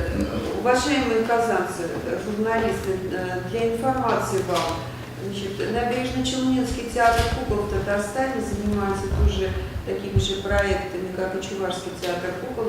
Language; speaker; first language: Russian; native; Russian